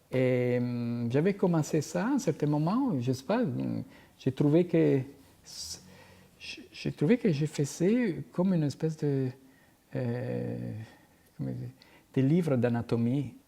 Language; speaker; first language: French; non-native, fluent; Italian